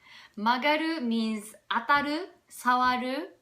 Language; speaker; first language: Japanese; native; Japanese